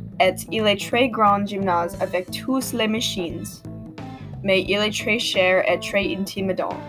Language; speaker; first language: French; non-native, learner; English